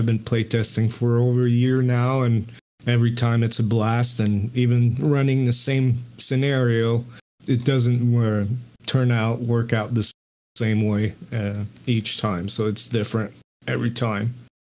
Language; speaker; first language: English; non-native, fluent; French